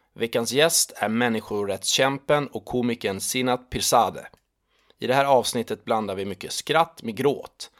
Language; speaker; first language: Swedish; native; Swedish